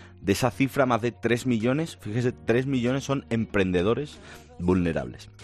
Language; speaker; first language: Spanish; native; Spanish